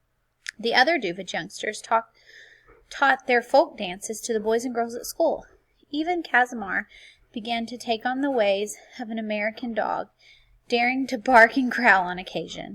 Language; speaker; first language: English; native; English